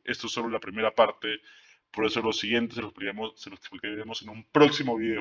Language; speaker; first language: Spanish; native; Spanish